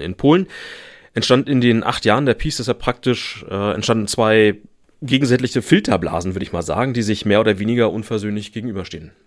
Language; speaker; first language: German; native; German